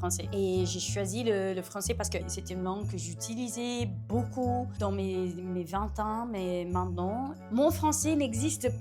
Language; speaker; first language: French; non-native, fluent; Portuguese